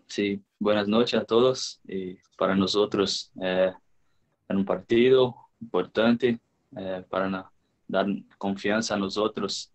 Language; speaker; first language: Spanish; non-native, learner; Portuguese